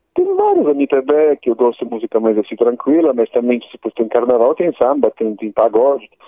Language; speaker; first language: Portuguese; non-native, fluent; Polish